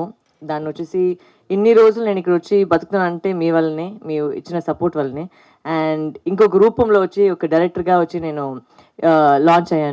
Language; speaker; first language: Telugu; non-native, local second language; Tamil